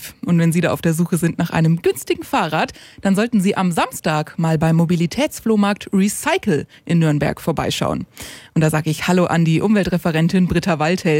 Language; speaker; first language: German; native; German